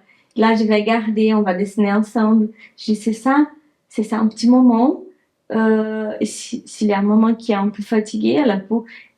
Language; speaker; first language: French; non-native, learner; Portuguese